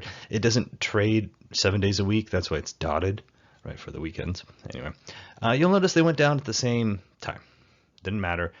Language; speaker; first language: English; native; English